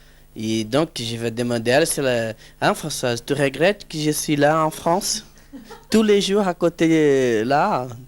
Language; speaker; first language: French; non-native, learner; Portuguese